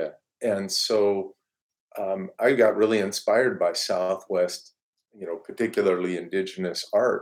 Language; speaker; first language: English; native; English